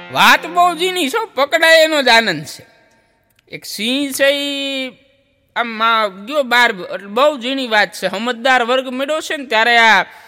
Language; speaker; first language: Gujarati; native; Gujarati